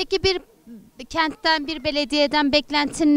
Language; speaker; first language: Turkish; native; Turkish